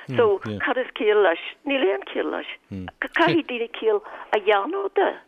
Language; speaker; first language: Irish; non-native, local second language; English